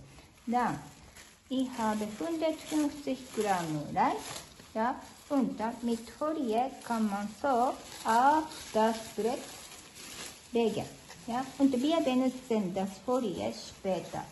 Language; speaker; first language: German; non-native, learner; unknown